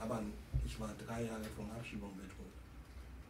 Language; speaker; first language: German; non-native, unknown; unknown